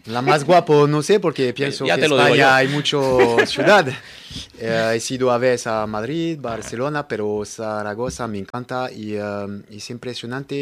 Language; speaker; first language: Spanish; non-native, learner; French